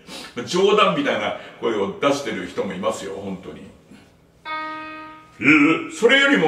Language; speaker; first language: Japanese; native; Japanese